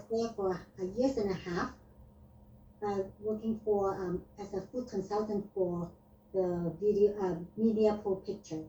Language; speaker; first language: English; non-native, learner; Vietnamese